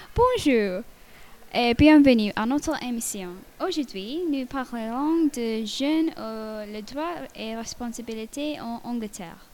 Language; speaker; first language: French; non-native, learner; English